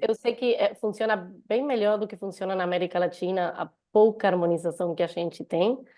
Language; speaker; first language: Portuguese; non-native, fluent; Spanish